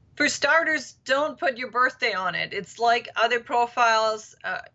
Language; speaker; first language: English; non-native, fluent; German